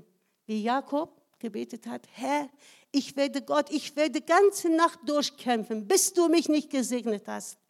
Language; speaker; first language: German; non-native, fluent; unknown